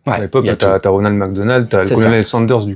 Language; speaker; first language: French; native; French